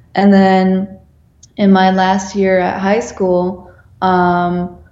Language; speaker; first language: English; non-native, fluent; Dutch